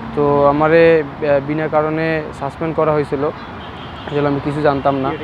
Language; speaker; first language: Bangla; native; Bangla